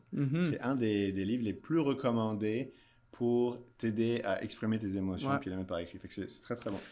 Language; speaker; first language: French; native; French